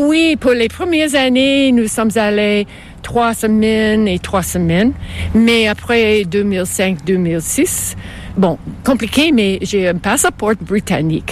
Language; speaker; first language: French; non-native, fluent; English